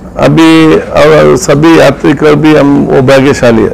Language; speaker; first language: Hindi; non-native, local second language; Kannada